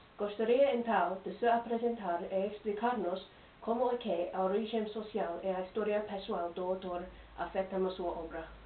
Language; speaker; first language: Portuguese; non-native, learner; English